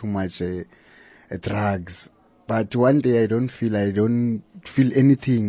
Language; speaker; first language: English; non-native, local second language; Xhosa